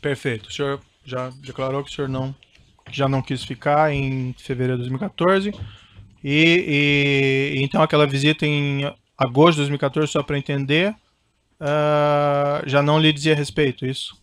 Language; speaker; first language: Portuguese; native; Portuguese